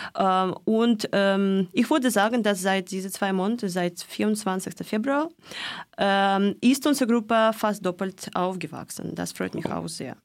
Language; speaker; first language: German; non-native, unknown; Russian